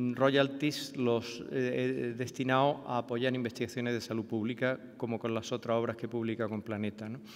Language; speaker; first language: Spanish; native; Spanish